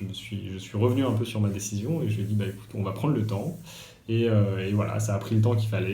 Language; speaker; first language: French; native; French